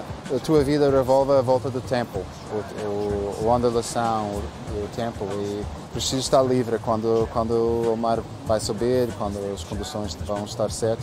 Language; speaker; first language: Portuguese; non-native, fluent; English